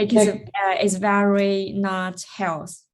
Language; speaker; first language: English; non-native, learner; Chinese